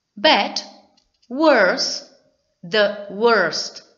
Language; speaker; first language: English; non-native, fluent; Czech